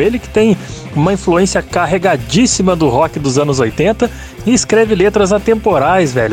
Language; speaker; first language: Portuguese; native; Portuguese